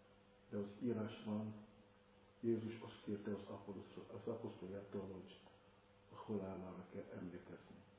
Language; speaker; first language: Hungarian; non-native, fluent; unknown